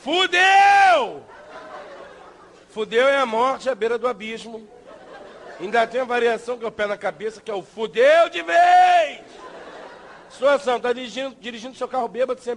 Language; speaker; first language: Portuguese; native; Portuguese